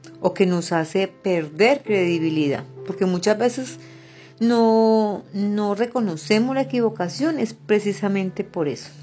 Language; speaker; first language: Spanish; native; Spanish